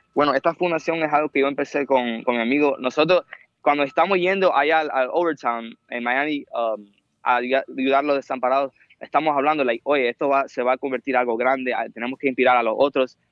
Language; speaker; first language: Spanish; early bilingual, heritage; Spanish